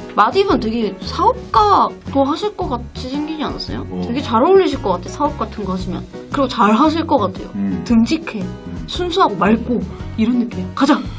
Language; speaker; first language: Korean; native; Korean